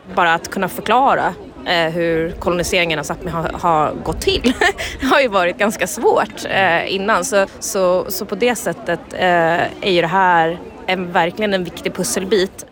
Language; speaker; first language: Swedish; native; Swedish